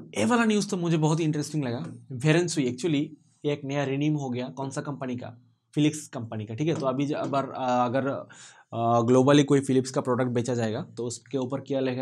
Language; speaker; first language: Hindi; non-native, local second language; Bangla